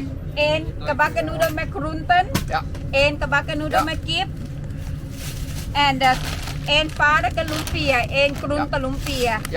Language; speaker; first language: Dutch; non-native, learner; Thai